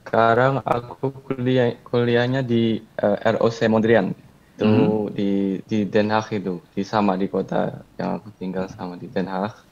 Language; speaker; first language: Indonesian; early bilingual, heritage; Indonesian